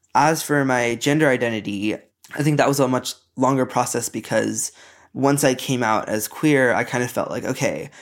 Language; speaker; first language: English; native; English